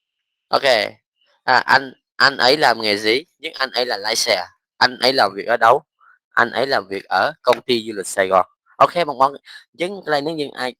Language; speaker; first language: Vietnamese; non-native, fluent; Khmer